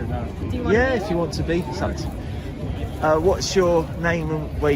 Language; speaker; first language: English; native; English